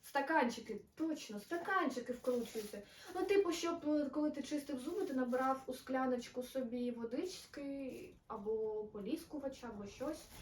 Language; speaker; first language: Ukrainian; non-native, local second language; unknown